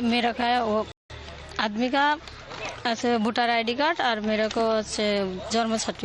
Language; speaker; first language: Hindi; non-native, learner; Bangla